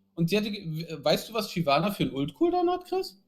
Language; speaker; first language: German; native; German